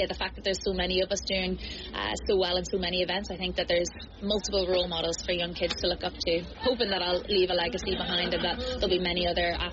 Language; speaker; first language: English; native; English